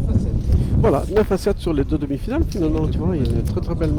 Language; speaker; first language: French; native; French